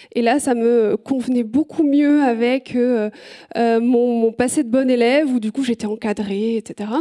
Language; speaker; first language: French; native; French